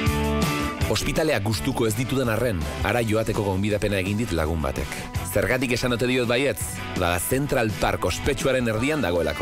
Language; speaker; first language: Basque; native; Basque